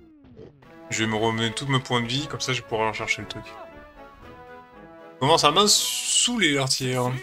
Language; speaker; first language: French; native; French